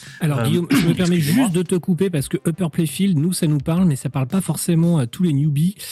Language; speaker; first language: French; native; French